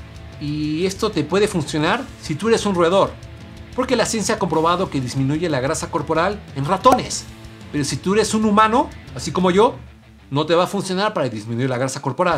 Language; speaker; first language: Spanish; native; Spanish